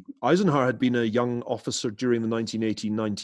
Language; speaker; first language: English; native; English